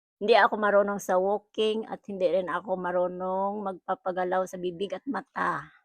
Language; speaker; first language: Filipino; non-native, local second language; Cebuano